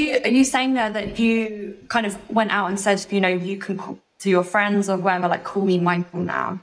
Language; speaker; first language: English; native; English